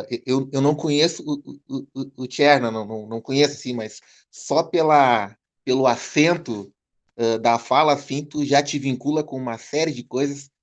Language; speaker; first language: Portuguese; native; Portuguese